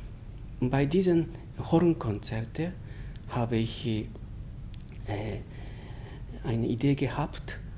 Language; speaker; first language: German; non-native, learner; Japanese